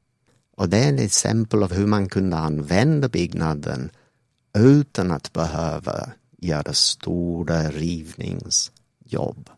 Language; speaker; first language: Swedish; non-native, fluent; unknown